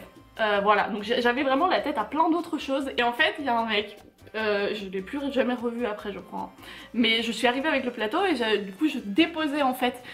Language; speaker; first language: French; native; French